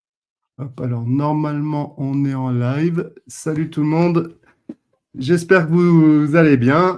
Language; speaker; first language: French; native; French